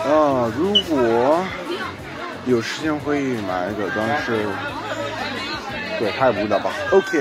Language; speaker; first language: Chinese; non-native, learner; English